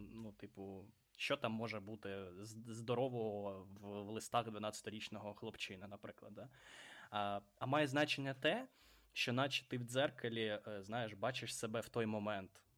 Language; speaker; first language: Ukrainian; non-native, local second language; Russian